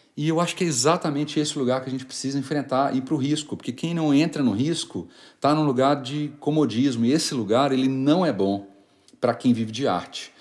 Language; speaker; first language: Portuguese; native; Portuguese